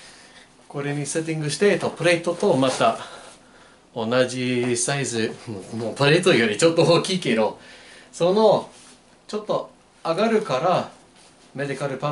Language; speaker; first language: Japanese; non-native, learner; English